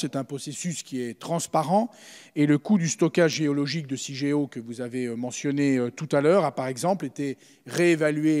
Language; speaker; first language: French; native; French